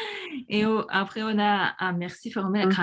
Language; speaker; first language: French; non-native, fluent; Korean